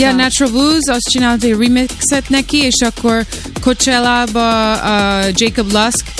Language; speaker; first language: Hungarian; early bilingual, heritage; Hungarian